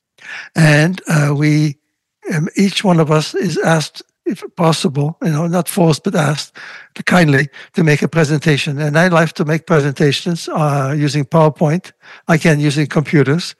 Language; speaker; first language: English; non-native, fluent; Russian